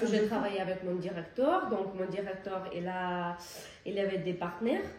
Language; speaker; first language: French; non-native, learner; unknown